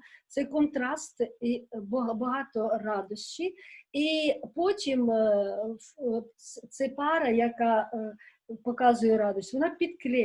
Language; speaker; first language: Ukrainian; non-native, local second language; Russian